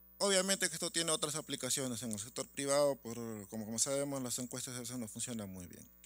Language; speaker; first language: Spanish; native; Spanish